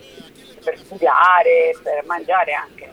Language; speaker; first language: Italian; early bilingual, heritage; Spanish